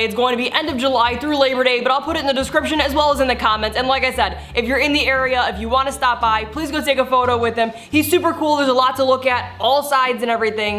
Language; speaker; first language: English; native; English